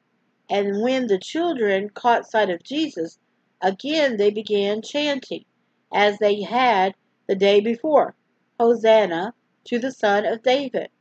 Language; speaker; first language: English; native; English